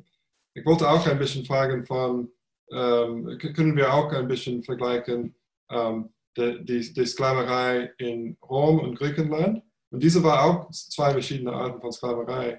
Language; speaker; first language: German; non-native, fluent; English